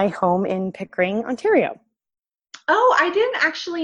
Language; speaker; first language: English; native; English